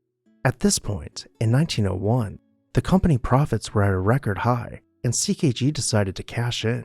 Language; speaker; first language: English; native; English